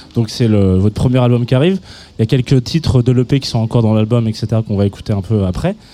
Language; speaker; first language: French; native; French